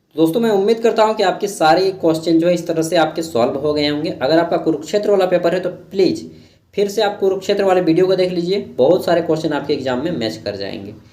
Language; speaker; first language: Hindi; non-native, local second language; Magahi